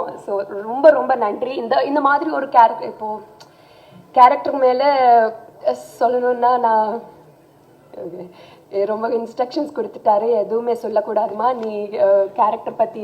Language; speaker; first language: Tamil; non-native, fluent; Telugu